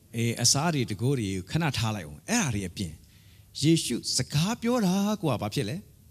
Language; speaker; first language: Burmese; non-native, local second language; Hakha Chin